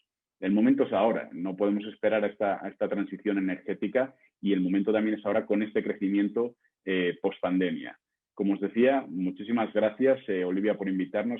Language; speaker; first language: Spanish; native; Spanish